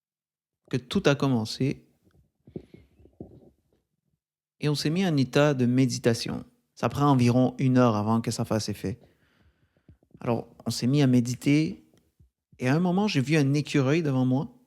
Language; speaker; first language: French; native; French